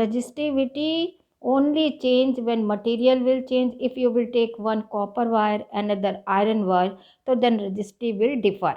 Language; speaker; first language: English; non-native, local second language; Hindi